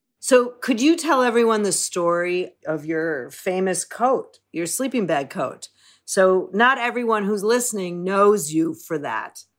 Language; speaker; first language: English; native; English